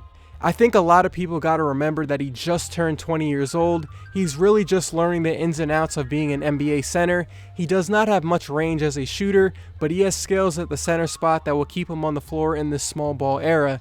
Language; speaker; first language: English; native; English